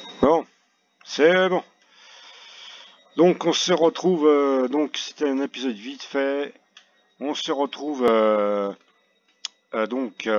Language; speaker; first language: French; native; French